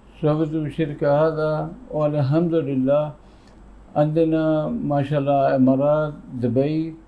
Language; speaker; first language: Arabic; non-native, learner; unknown